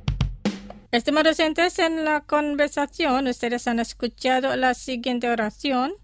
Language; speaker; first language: Spanish; non-native, fluent; Indonesian